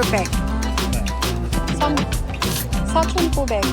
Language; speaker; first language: Korean; non-native, learner; Filipino